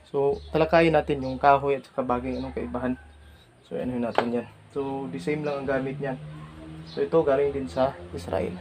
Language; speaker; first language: Filipino; non-native, local second language; Cebuano